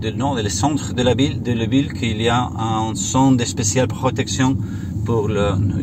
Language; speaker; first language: French; non-native, learner; Spanish